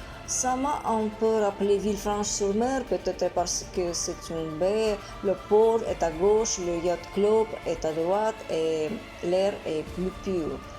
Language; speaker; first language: French; non-native, fluent; Russian